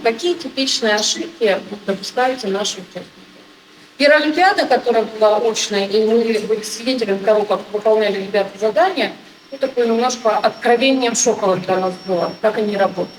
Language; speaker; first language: Russian; native; Russian